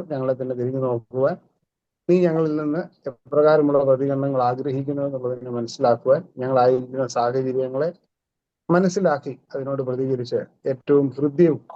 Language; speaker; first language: Malayalam; native; Malayalam